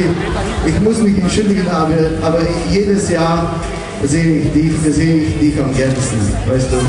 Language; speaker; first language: German; non-native, learner; Slovenian